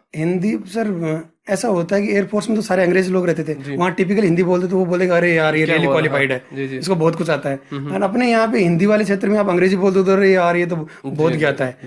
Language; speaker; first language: Hindi; native; Hindi